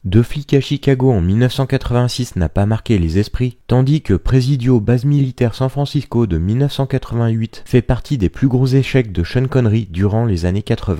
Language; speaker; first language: French; native; French